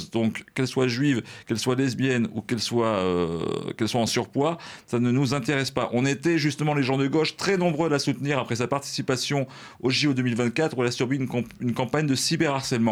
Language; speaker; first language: French; native; French